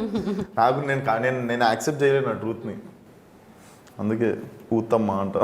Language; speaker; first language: Telugu; native; Telugu